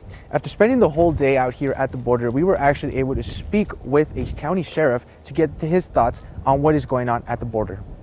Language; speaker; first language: English; early bilingual, other home language; Spanish